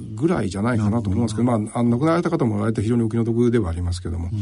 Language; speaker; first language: Japanese; native; Japanese